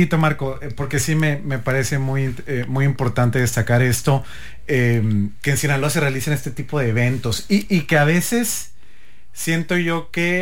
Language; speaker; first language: Spanish; native; Spanish